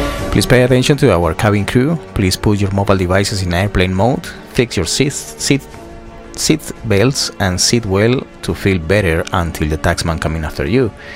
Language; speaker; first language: English; non-native, learner; Spanish